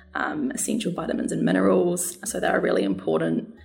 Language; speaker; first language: English; native; English